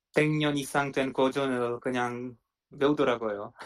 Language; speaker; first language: Korean; non-native, fluent; Czech